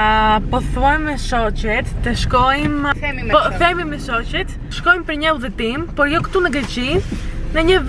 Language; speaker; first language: Albanian; early bilingual, heritage; Albanian